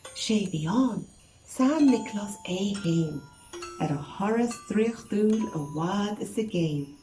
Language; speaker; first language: Irish; native; Irish